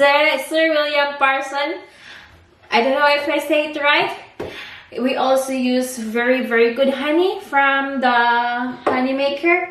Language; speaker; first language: English; non-native, learner; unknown